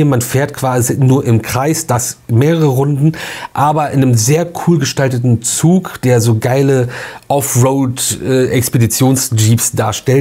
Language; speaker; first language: German; native; German